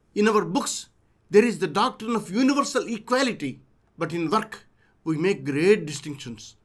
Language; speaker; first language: English; non-native, local second language; Telugu